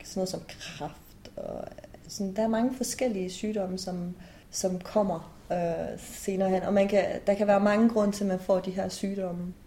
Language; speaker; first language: Danish; early bilingual, other home language; Persian